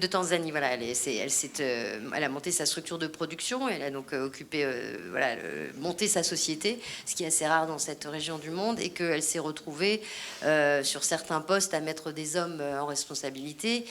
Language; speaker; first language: French; native; French